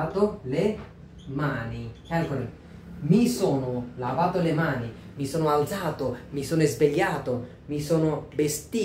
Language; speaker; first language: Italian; non-native, fluent; Bangla